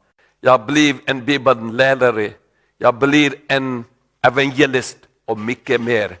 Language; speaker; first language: Swedish; non-native, learner; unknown